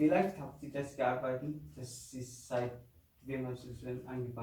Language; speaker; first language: German; non-native, learner; Somali